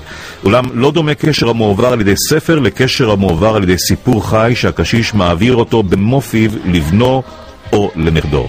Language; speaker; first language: Hebrew; native; Hebrew